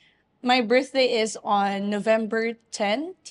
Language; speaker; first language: English; non-native, fluent; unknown